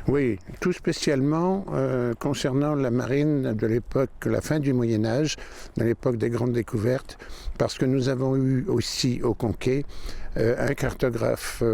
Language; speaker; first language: French; native; French